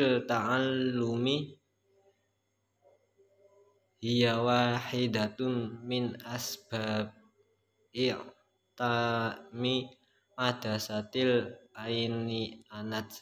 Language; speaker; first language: Arabic; non-native, learner; Indonesian